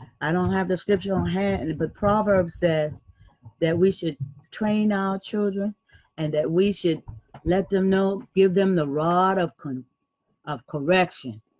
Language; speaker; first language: English; native; English